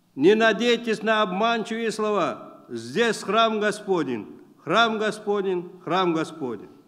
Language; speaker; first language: Russian; non-native, local second language; Uzbek